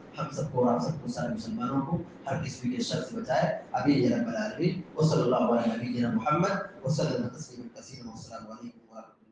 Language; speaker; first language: Urdu; native; Urdu